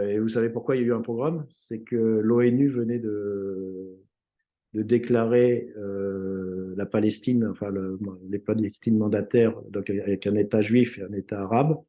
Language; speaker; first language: French; native; French